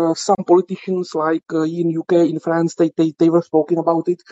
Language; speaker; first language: English; non-native, fluent; Czech